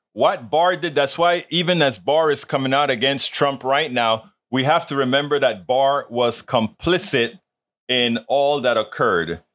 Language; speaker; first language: English; non-native, fluent; Spanish